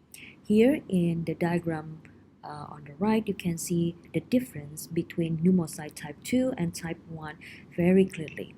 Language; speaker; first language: English; non-native, fluent; Indonesian